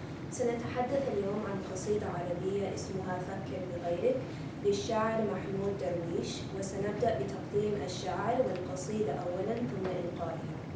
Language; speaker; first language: Arabic; non-native, learner; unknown